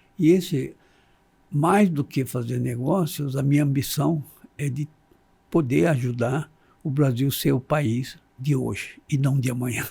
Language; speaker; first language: Portuguese; non-native, fluent; Chinese